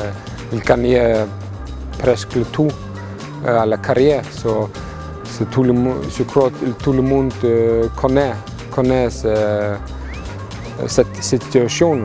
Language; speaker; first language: French; non-native, learner; Icelandic